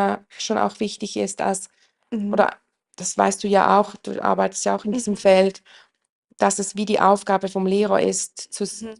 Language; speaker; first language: German; native; German